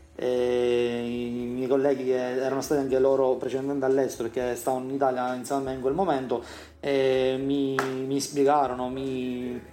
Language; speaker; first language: Italian; native; Italian